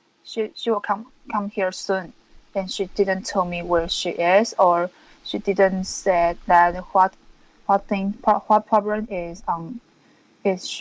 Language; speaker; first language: English; non-native, learner; Chinese